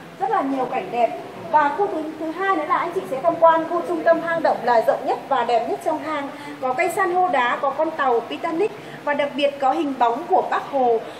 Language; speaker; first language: Vietnamese; non-native, local second language; Tày